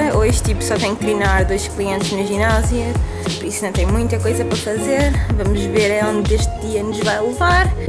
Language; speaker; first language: Portuguese; early bilingual, heritage; Portuguese